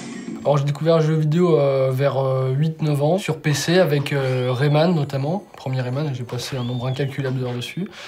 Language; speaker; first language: French; native; French